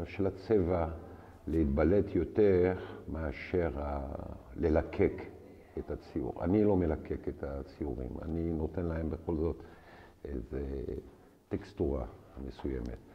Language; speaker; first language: Hebrew; non-native, fluent; French